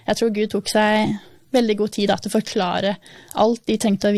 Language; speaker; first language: Norwegian; native; Norwegian